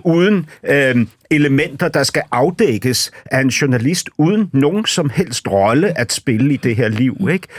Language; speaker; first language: Danish; native; Danish